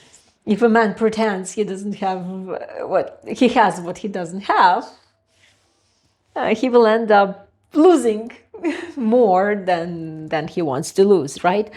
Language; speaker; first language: English; non-native, fluent; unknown